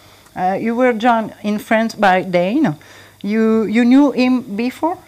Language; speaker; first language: English; non-native, learner; French